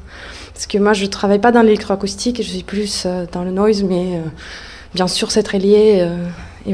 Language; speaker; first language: French; non-native, fluent; Russian